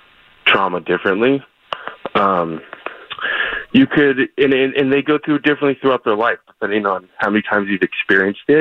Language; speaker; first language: English; native; English